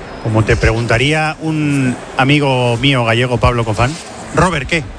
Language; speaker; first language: Spanish; native; Spanish